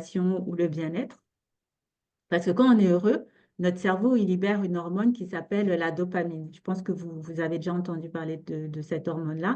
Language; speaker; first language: French; native; French